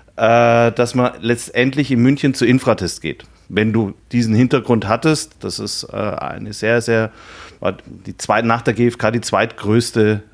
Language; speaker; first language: German; native; German